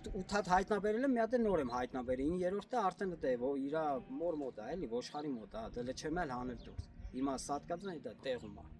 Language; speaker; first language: Armenian; native; Armenian